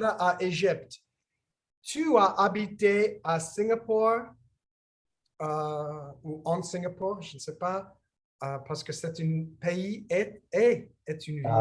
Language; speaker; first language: French; non-native, learner; English